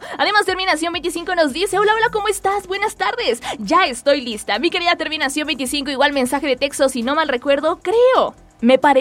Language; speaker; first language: Spanish; native; Spanish